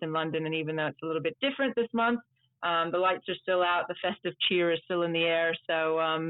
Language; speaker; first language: English; early bilingual, other home language; Dutch